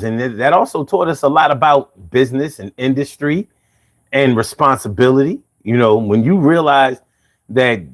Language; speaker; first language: English; native; English